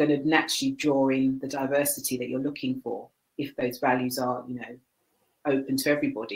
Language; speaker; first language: English; native; English